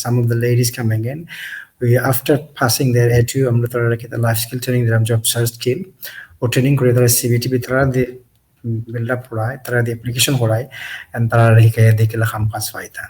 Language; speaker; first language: English; non-native, local second language; Sylheti